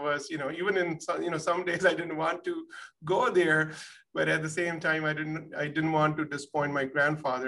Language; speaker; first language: English; non-native, local second language; Punjabi